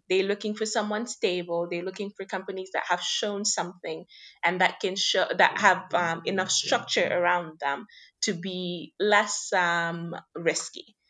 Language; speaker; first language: English; non-native, fluent; French